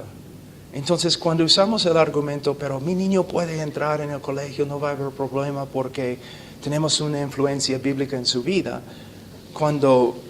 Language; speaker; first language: Spanish; non-native, fluent; English